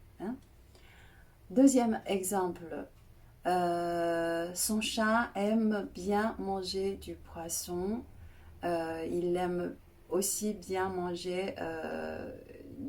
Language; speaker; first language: French; non-native, fluent; Chinese